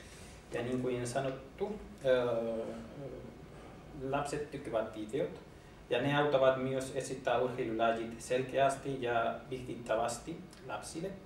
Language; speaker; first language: Finnish; non-native, learner; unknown